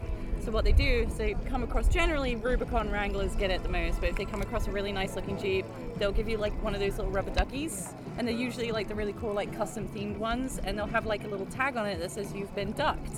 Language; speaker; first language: English; native; English